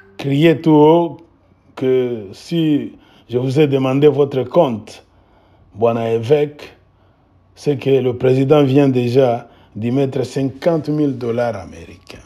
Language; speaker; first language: French; non-native, local second language; Swahili